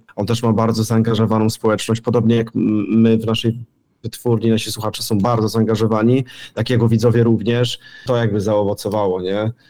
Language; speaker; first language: Polish; native; Polish